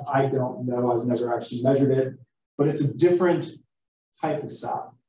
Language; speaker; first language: English; native; English